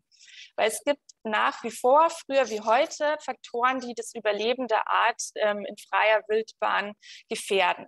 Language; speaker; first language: German; native; German